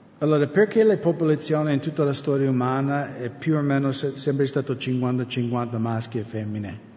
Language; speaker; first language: Italian; non-native, fluent; English